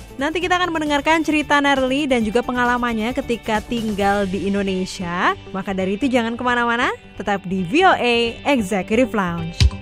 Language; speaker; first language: Indonesian; native; Indonesian